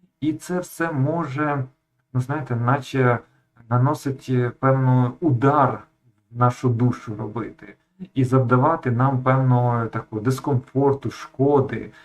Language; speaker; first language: Ukrainian; native; Ukrainian